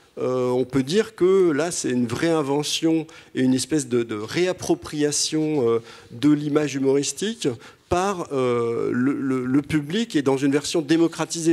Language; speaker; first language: French; native; French